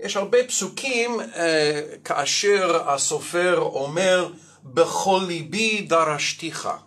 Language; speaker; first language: Hebrew; non-native, fluent; English